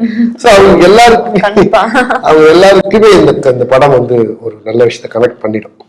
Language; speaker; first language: Tamil; native; Tamil